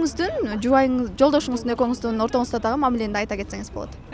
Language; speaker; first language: Kyrgyz; native; Kyrgyz